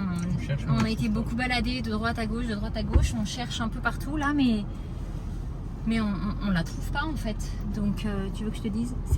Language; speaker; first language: French; native; French